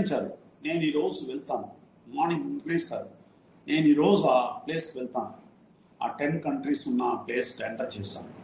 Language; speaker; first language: Telugu; non-native, fluent; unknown